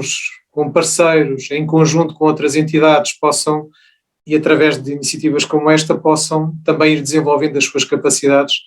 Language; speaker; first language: Portuguese; native; Portuguese